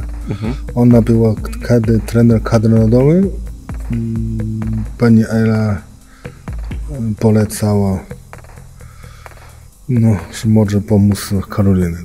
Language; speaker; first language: Polish; non-native, learner; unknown